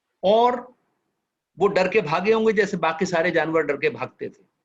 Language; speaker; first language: Hindi; native; Hindi